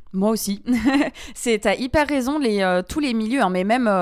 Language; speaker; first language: French; native; French